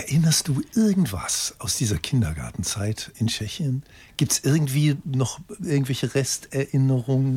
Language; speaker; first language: German; native; German